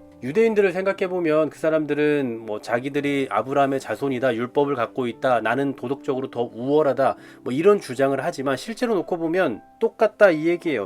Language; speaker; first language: Korean; native; Korean